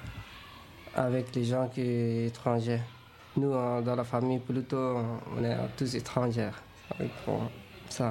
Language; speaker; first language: French; non-native, fluent; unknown